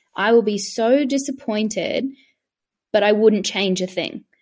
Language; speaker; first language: English; native; English